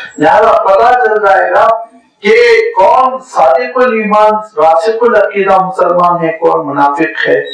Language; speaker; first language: Urdu; native; Urdu